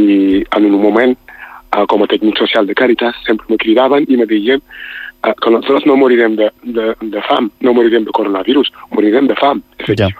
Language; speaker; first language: Catalan; non-native, fluent; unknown